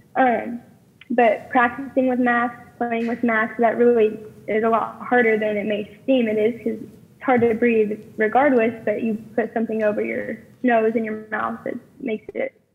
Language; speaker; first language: English; native; English